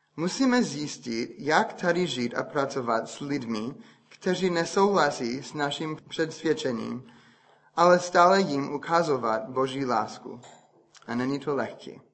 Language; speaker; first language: Czech; non-native, fluent; English